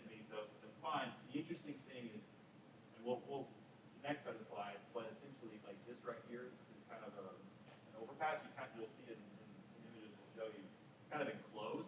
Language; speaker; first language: English; native; English